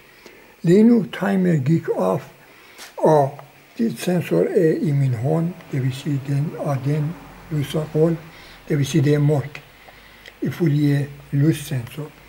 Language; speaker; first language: Danish; non-native, local second language; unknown